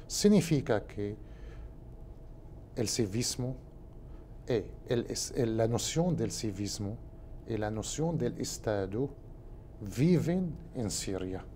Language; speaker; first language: Spanish; non-native, learner; Arabic